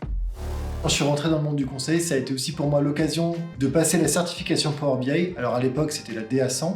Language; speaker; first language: French; native; French